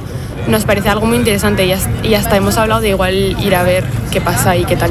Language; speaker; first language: Spanish; non-native, fluent; French